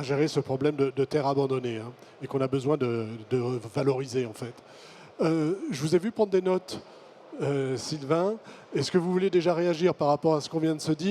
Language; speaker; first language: French; native; French